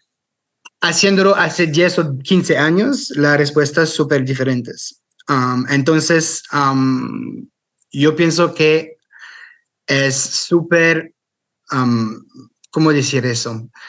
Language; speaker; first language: Spanish; non-native, fluent; French